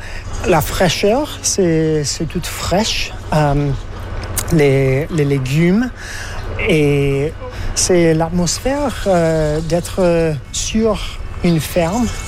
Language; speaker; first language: French; non-native, fluent; English